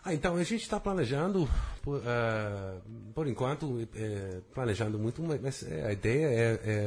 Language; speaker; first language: Portuguese; non-native, fluent; English